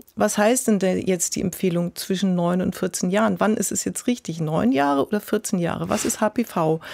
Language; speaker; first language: German; native; German